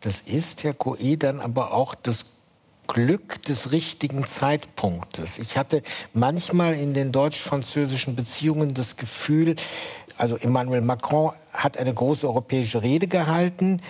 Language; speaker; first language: German; native; German